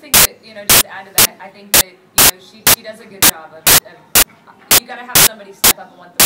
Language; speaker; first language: English; native; English